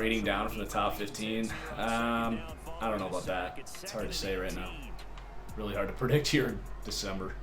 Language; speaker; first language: English; native; English